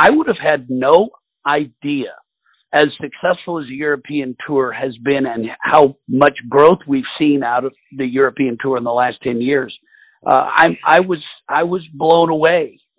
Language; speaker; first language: English; native; English